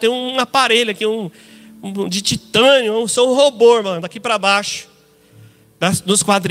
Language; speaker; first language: Portuguese; native; Portuguese